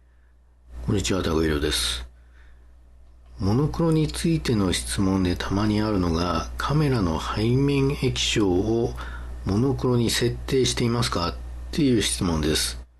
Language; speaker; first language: Japanese; native; Japanese